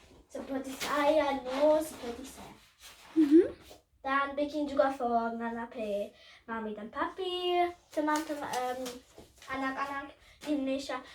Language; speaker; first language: Indonesian; early bilingual, heritage; Indonesian